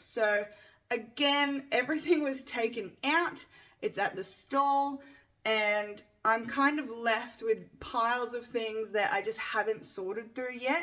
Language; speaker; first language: English; native; English